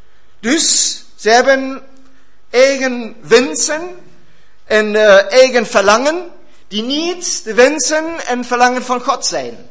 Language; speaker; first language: Dutch; non-native, learner; German